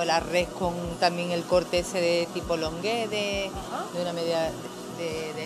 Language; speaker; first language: Spanish; native; Spanish